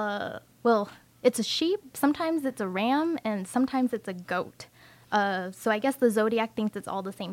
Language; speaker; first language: English; native; English